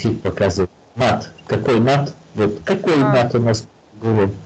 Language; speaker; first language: Russian; native; Russian